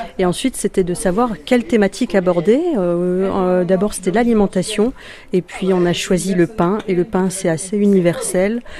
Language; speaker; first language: French; native; French